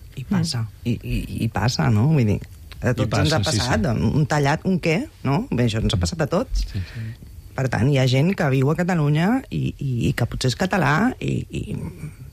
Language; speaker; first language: Catalan; native; Catalan